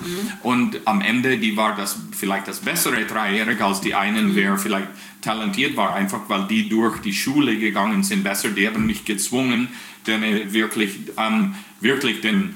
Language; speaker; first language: German; non-native, fluent; English